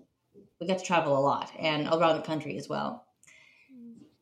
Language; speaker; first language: English; native; English